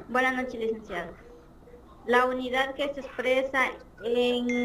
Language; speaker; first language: Spanish; native; Spanish